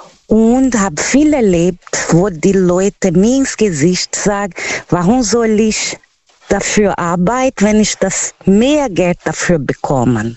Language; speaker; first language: German; non-native, learner; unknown